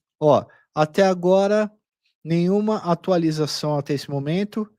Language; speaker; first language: Portuguese; native; Portuguese